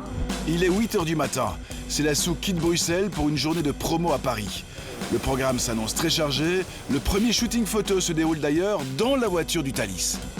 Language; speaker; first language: French; native; French